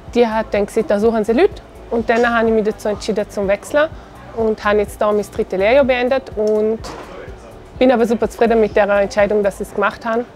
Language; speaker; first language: German; native; German